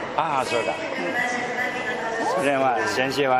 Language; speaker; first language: Japanese; non-native, learner; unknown